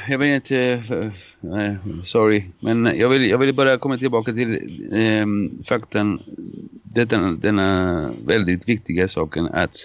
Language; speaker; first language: Swedish; non-native, fluent; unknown